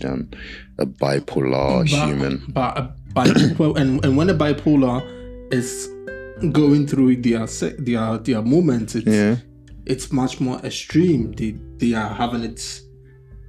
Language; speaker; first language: English; non-native, local second language; Akan